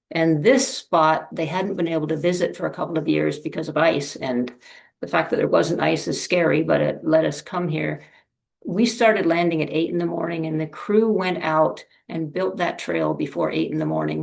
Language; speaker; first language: English; native; English